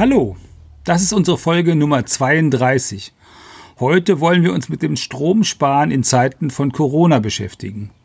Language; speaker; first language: German; native; German